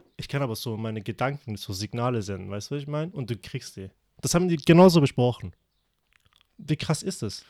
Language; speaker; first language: German; early bilingual, other home language; Persian